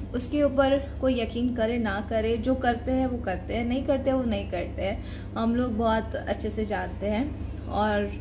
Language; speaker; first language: Hindi; non-native, local second language; Gujarati